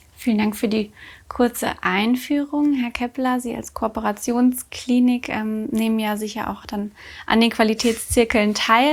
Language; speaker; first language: German; native; German